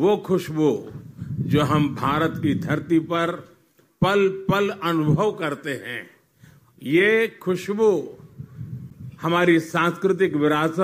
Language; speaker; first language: Hindi; non-native, local second language; Gujarati